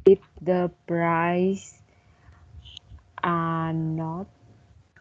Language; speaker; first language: English; non-native, learner; Vietnamese